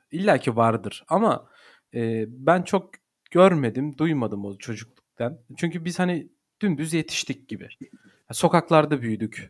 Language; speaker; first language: Turkish; native; Turkish